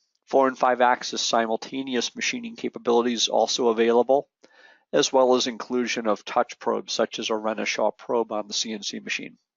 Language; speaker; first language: English; native; English